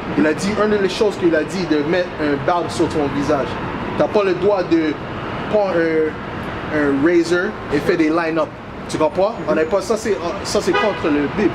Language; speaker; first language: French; non-native, learner; English